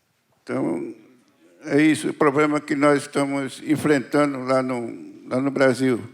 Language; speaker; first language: Portuguese; non-native, local second language; Kayapó